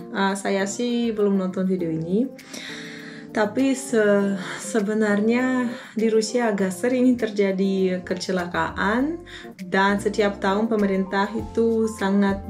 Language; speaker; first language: Indonesian; non-native, fluent; Russian